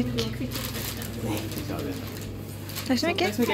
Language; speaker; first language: Swedish; non-native, learner; Japanese